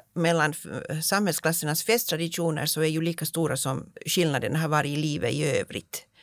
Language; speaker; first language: Swedish; native; Swedish